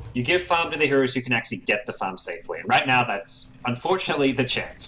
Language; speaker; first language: English; native; English